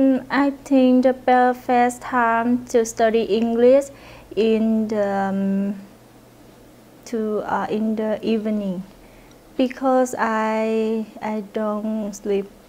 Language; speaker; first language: English; non-native, learner; Vietnamese